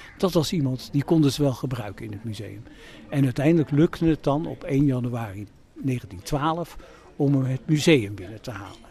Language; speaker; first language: Dutch; native; Dutch